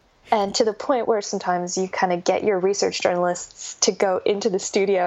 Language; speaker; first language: English; native; English